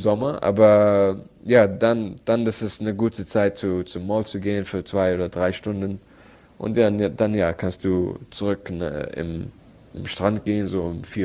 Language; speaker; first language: German; non-native, learner; Arabic